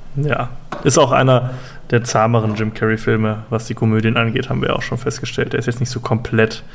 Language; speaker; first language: German; native; German